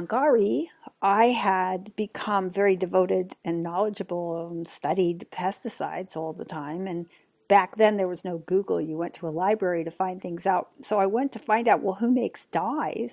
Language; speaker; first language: English; native; English